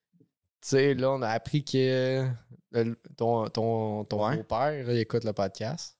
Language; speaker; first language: French; native; French